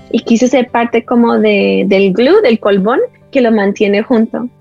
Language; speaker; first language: Spanish; early bilingual, heritage; Spanish